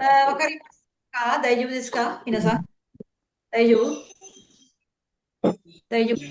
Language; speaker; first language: Japanese; non-native, fluent; Sinhala